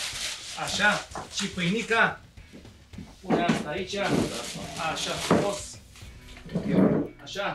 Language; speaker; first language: Romanian; non-native, learner; Arabic